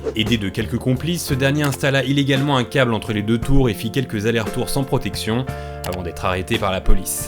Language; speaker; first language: French; native; French